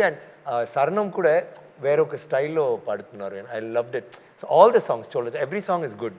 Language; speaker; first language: Telugu; non-native, local second language; Tamil